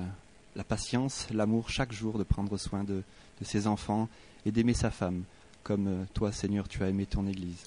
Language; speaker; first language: French; native; French